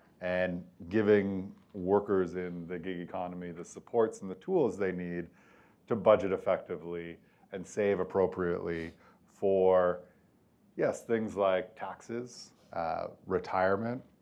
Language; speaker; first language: English; native; English